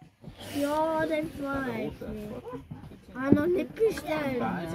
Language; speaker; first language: German; native; German